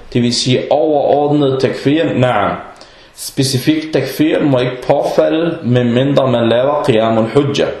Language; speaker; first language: Danish; non-native, fluent; Arabic